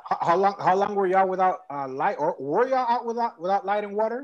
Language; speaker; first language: English; early bilingual, other home language; Spanish